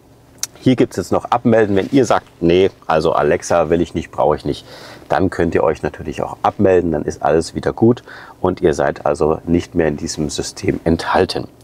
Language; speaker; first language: German; native; German